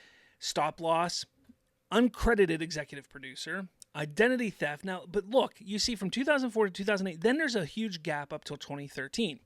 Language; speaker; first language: English; native; English